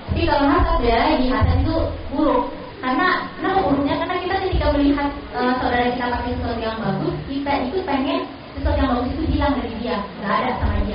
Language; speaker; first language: Indonesian; native; Indonesian